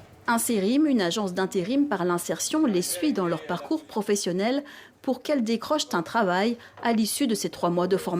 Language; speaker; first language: French; native; French